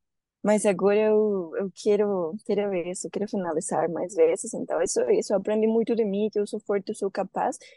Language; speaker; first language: Portuguese; non-native, learner; Spanish